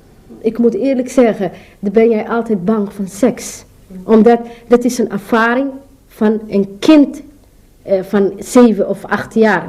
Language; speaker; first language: Dutch; non-native, learner; Somali